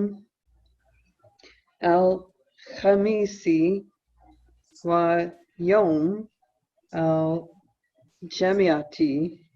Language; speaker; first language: Arabic; non-native, learner; English